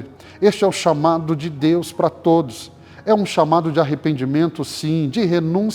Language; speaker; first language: Portuguese; native; Portuguese